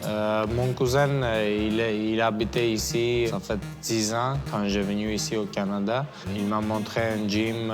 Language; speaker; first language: French; non-native, learner; Armenian